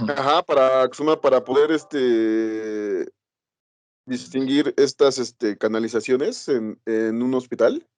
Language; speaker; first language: Spanish; native; Spanish